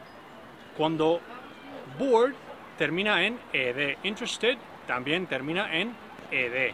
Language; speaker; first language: Spanish; non-native, fluent; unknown